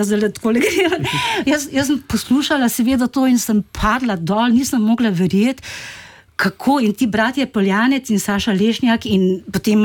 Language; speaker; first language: Slovenian; native; Slovenian